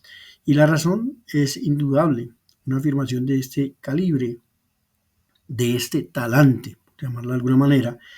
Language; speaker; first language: Spanish; native; Spanish